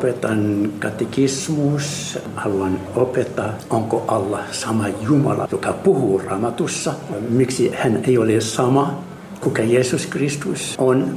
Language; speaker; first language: Finnish; non-native, learner; Arabic